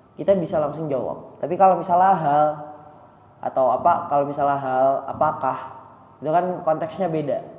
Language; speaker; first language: Indonesian; native; Indonesian